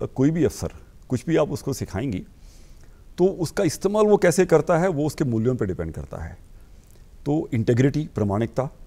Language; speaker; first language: Hindi; native; Hindi